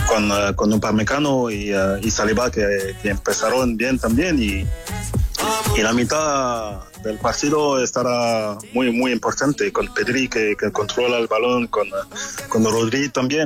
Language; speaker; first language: Spanish; non-native, fluent; French